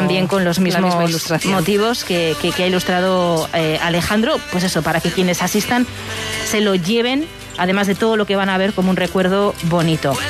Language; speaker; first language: Spanish; native; Spanish